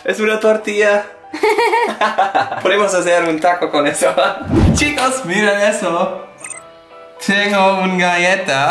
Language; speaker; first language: Spanish; non-native, learner; German